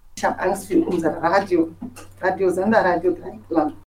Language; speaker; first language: German; non-native, fluent; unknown